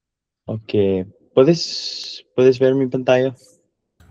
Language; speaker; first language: Spanish; non-native, learner; English